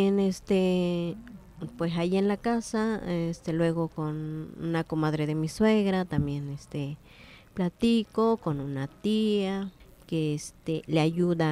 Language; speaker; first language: Spanish; non-native, local second language; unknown